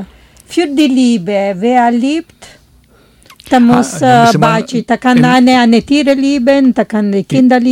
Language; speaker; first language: German; non-native, learner; Italian